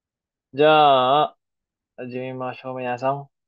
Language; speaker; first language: Japanese; non-native, fluent; Filipino